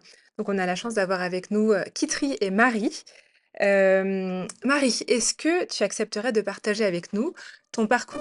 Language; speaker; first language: French; native; French